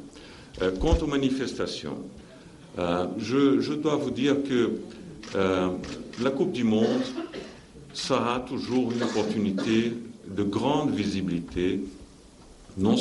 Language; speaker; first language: French; non-native, fluent; Portuguese